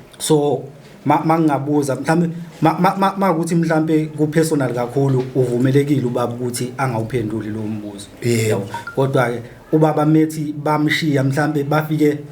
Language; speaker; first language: Zulu; native; Zulu